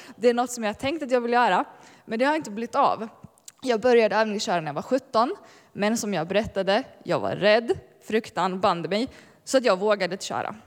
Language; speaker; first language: Swedish; native; Swedish